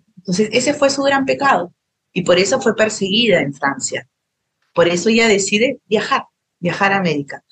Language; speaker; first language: Spanish; native; Spanish